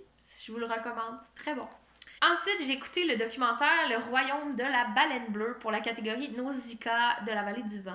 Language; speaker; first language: French; native; French